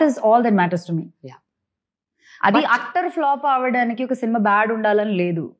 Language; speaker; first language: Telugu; non-native, fluent; Malayalam